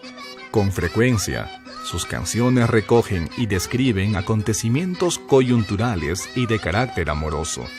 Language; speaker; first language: Spanish; native; Spanish